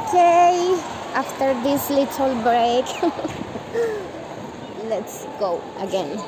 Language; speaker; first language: English; non-native, learner; Spanish